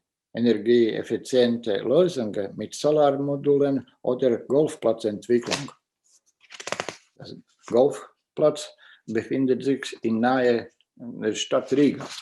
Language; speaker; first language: German; non-native, fluent; Latvian